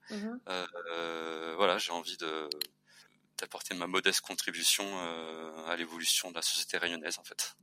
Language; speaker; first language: French; native; French